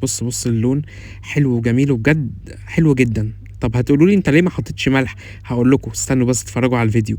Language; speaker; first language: Arabic; native; Arabic